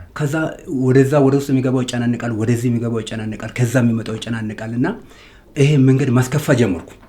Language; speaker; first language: Amharic; non-native, local second language; Wolaytta